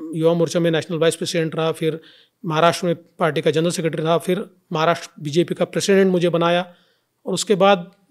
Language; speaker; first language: Hindi; non-native, local second language; Marathi